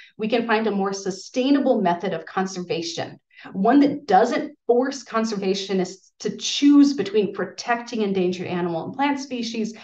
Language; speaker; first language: English; native; English